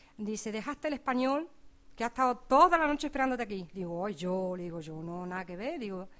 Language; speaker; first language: Spanish; native; Spanish